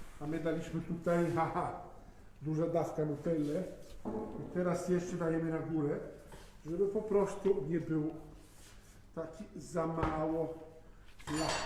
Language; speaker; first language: Polish; non-native, fluent; Italian